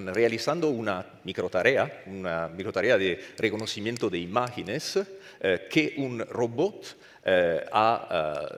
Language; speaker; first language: Spanish; non-native, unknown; Italian